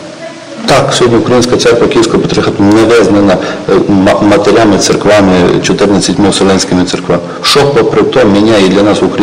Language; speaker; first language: Ukrainian; native; Ukrainian